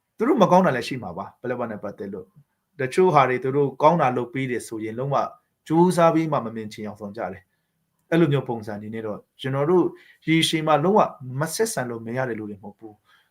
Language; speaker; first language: Burmese; non-native, local second language; Hakha Chin